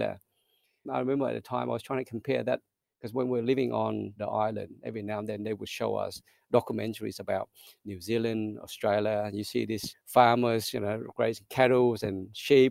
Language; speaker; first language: English; early bilingual, other home language; Vietnamese